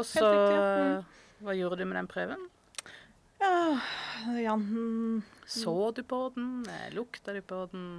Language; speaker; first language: Norwegian; native; Norwegian